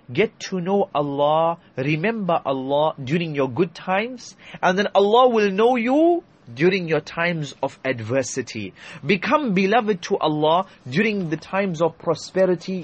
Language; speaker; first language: English; native; English